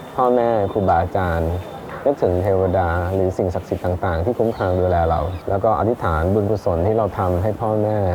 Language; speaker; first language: Thai; native; Thai